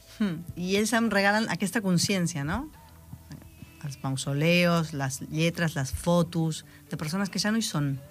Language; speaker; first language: Catalan; non-native, fluent; Spanish